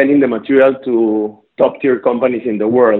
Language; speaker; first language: English; non-native, fluent; Spanish